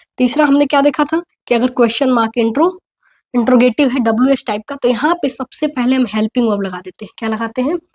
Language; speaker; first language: Hindi; native; Hindi